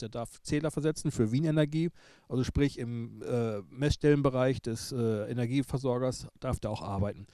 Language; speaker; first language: German; native; German